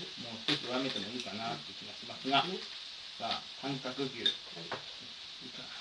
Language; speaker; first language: Japanese; native; Japanese